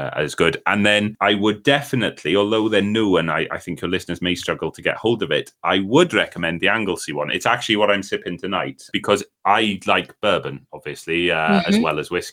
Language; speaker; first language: English; native; English